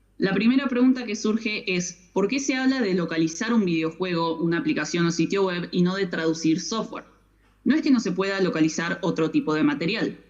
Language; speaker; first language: Spanish; native; Spanish